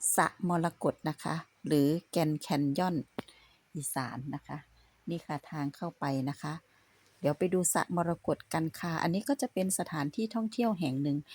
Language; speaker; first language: Thai; native; Thai